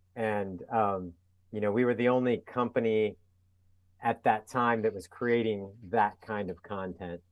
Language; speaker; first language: English; native; English